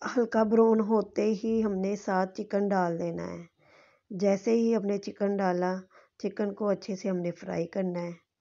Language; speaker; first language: Urdu; non-native, local second language; Punjabi